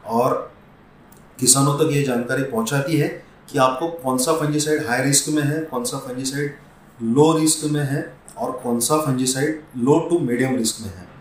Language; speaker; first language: Hindi; non-native, local second language; Marathi